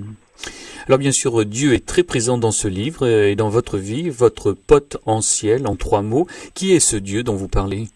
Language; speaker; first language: French; native; French